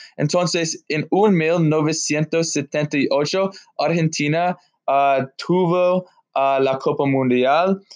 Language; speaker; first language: Spanish; non-native, learner; English